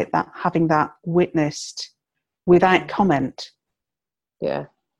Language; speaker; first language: English; native; English